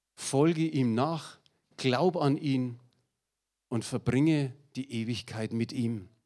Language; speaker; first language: German; native; German